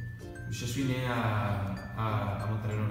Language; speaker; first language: French; non-native, learner; Spanish